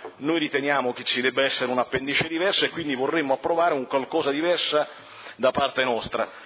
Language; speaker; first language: Italian; native; Italian